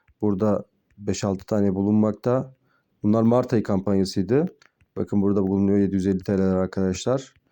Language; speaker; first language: Turkish; native; Turkish